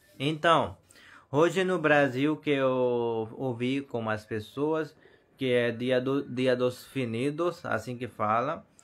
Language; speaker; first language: Portuguese; non-native, learner; Hindi